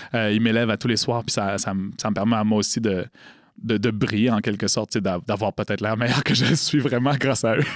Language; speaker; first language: French; native; French